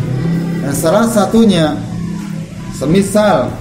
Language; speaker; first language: Indonesian; native; Indonesian